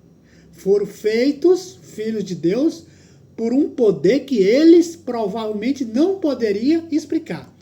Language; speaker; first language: Portuguese; native; Portuguese